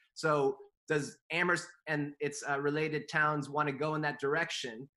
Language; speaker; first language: English; native; English